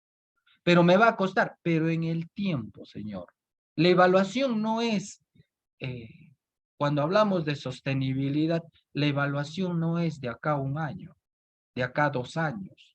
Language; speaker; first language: Spanish; native; Spanish